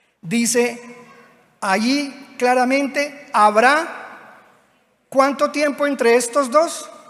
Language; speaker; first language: Spanish; native; Spanish